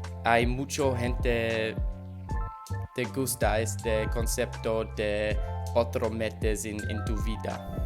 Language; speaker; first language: Spanish; non-native, learner; English